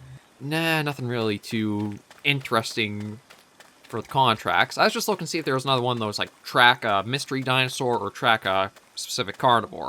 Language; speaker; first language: English; native; English